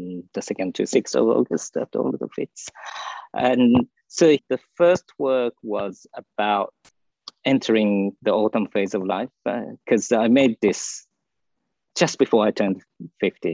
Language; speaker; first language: English; non-native, fluent; Japanese